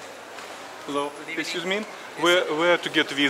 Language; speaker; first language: English; non-native, fluent; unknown